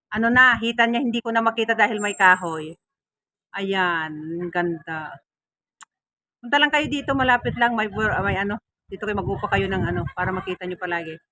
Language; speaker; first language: Filipino; non-native, local second language; Iloko